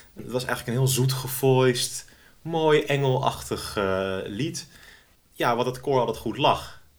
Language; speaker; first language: Dutch; native; Dutch